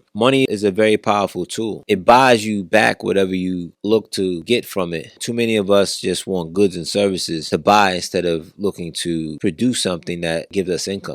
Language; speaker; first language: English; native; English